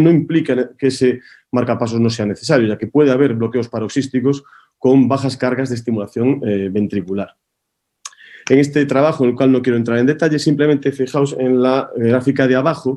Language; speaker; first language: Spanish; native; Spanish